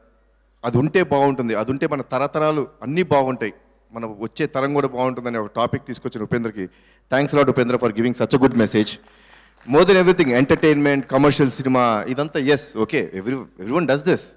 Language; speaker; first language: Telugu; native; Telugu